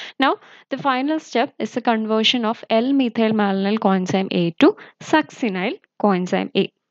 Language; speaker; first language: English; non-native, local second language; Malayalam